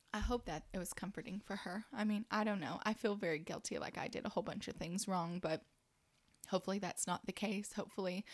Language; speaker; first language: English; native; English